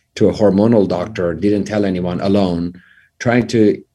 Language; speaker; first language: English; non-native, fluent; Persian